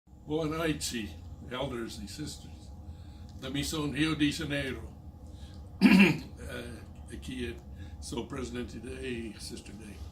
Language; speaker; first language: Portuguese; non-native, fluent; English